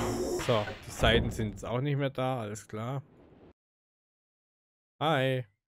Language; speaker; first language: German; native; German